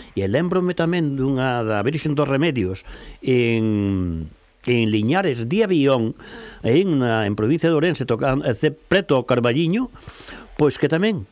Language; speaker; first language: Galician; native; Galician